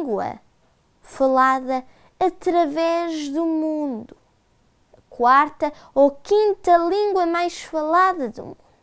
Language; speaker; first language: Portuguese; early bilingual, heritage; Portuguese